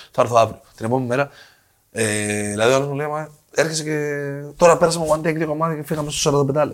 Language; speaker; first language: Greek; native; Greek